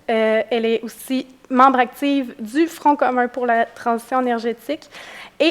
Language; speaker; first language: French; native; French